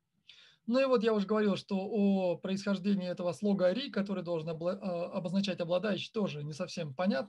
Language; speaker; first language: Russian; native; Russian